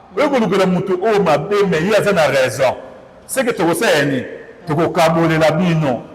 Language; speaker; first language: Lingala; non-native, local second language; Kongo